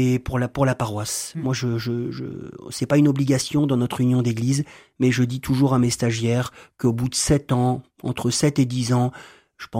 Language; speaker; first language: French; native; French